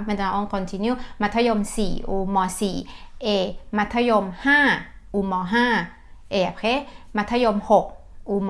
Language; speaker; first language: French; non-native, fluent; Thai